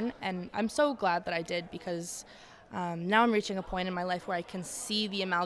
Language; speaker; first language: English; native; English